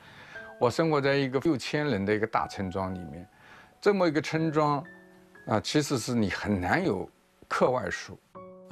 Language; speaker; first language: Chinese; non-native, local second language; Wu Chinese